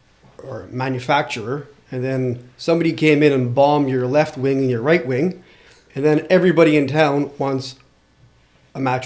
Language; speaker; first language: English; non-native, local second language; French